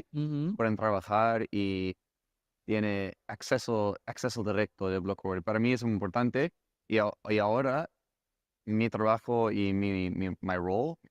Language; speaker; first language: Spanish; non-native, fluent; English